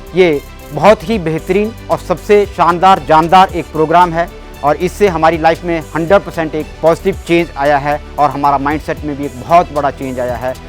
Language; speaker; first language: Hindi; native; Hindi